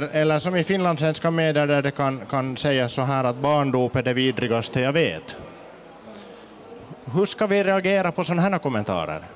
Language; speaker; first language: Swedish; native; Swedish